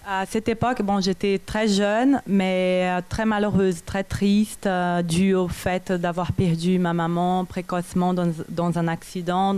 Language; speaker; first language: French; non-native, fluent; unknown